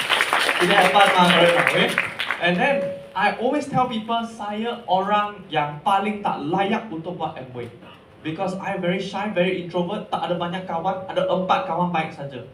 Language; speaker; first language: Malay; non-native, local second language; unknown